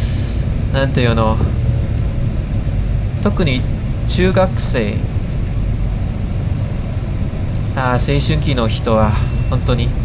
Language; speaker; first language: Japanese; non-native, fluent; English